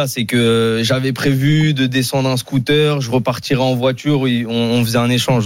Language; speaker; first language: French; native; French